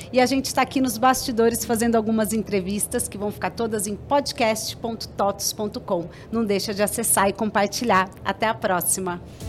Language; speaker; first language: Portuguese; native; Portuguese